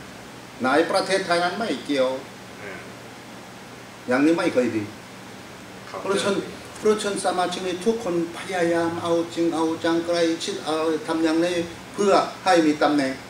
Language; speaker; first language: Thai; non-native, fluent; Korean